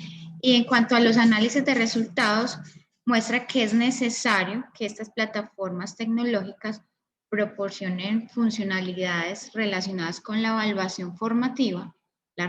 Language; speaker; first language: Spanish; native; Spanish